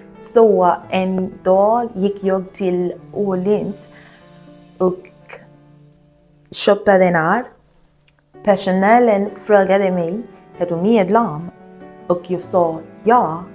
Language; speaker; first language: Swedish; non-native, learner; Yoruba